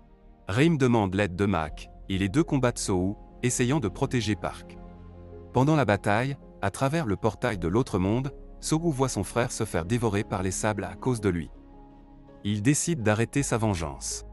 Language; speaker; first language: French; native; French